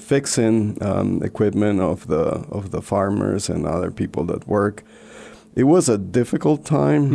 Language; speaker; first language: English; non-native, fluent; Spanish